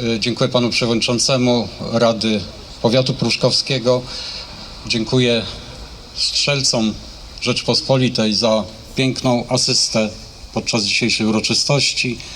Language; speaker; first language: Polish; native; Polish